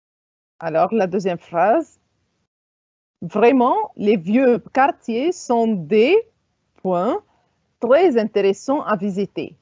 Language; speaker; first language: French; non-native, fluent; Arabic